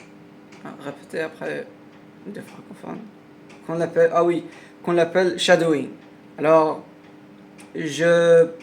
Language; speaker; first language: French; non-native, learner; Arabic